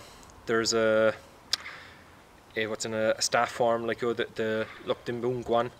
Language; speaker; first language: English; native; English